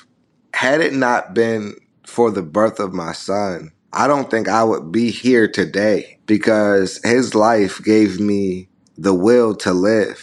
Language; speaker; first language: English; native; English